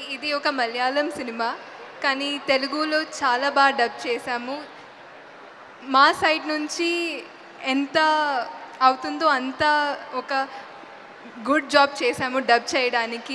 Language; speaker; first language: Telugu; non-native, fluent; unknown